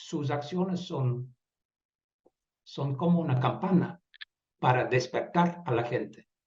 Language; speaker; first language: Spanish; non-native, fluent; Dutch